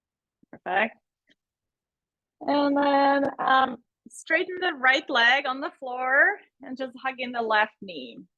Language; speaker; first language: English; native; English